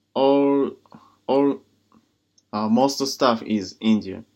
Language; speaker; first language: English; non-native, learner; Japanese